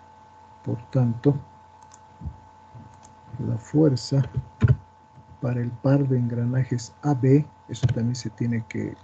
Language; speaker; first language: Spanish; native; Spanish